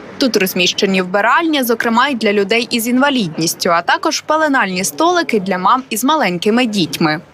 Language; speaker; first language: Ukrainian; native; Ukrainian